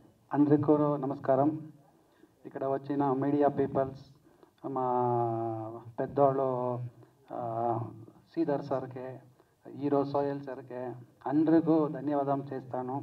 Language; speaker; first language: Telugu; non-native, learner; Kannada